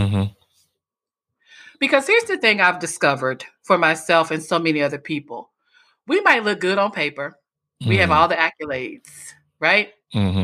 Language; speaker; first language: English; native; English